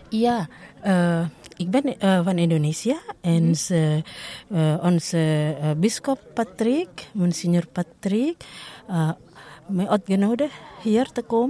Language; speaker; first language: Dutch; non-native, learner; Indonesian